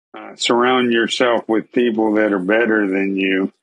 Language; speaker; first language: English; native; English